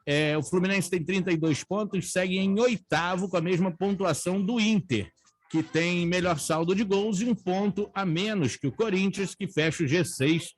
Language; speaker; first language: Portuguese; native; Portuguese